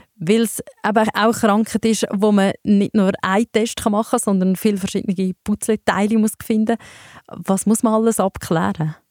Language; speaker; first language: German; native; German